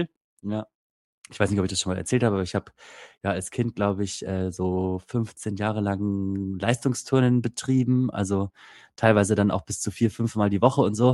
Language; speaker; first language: German; native; German